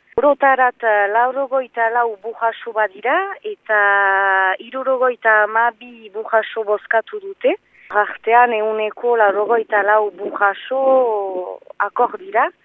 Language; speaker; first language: Basque; native; Basque